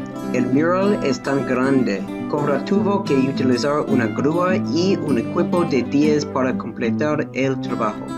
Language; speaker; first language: Spanish; non-native, learner; English